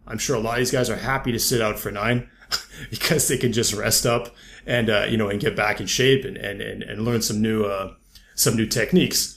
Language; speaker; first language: English; native; English